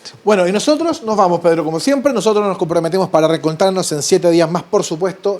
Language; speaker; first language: Spanish; native; Spanish